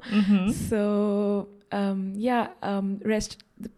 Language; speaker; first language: English; non-native, local second language; Hindi